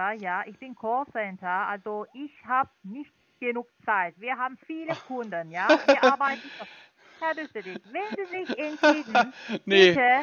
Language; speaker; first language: German; non-native, learner; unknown